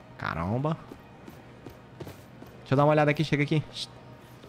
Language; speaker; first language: Portuguese; native; Portuguese